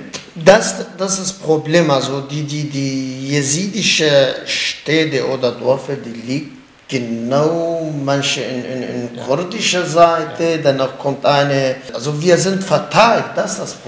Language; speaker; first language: German; non-native, learner; Kurdish